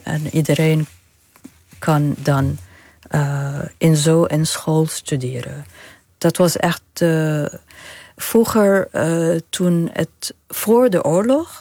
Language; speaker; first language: Dutch; non-native, fluent; Arabic